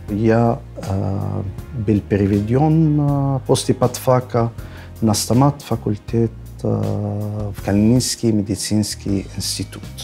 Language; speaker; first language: Russian; non-native, fluent; Arabic